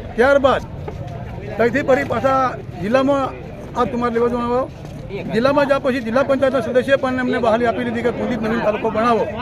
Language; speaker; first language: Gujarati; native; Gujarati